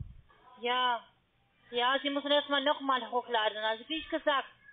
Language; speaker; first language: German; non-native, learner; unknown